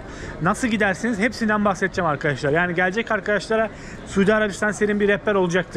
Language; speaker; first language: Turkish; native; Turkish